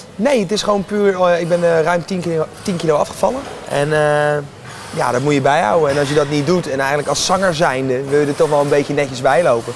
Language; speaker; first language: Dutch; native; Dutch